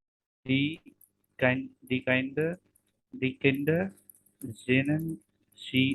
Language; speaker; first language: German; non-native, learner; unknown